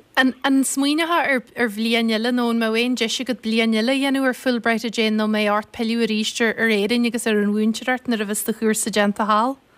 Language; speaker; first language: Irish; native; Irish